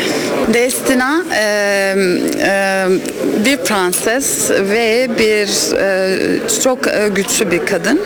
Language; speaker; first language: Turkish; non-native, learner; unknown